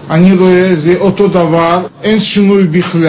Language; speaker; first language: Hebrew; non-native, learner; Russian